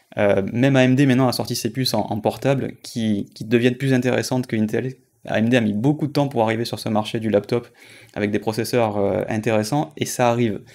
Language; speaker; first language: French; native; French